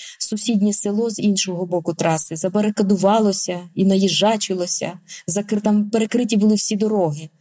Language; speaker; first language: Ukrainian; non-native, local second language; Russian